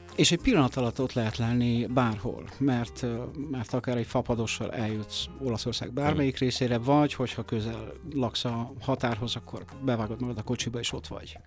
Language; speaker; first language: Hungarian; early bilingual, other home language; Italian